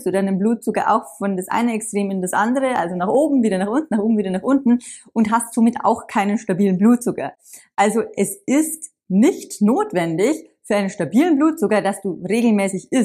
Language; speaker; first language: German; native; German